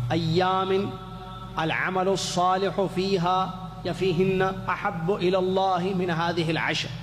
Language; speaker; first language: Urdu; native; Urdu